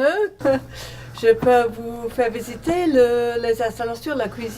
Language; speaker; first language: French; non-native, fluent; English